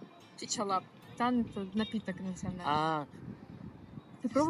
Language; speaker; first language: Russian; native; Russian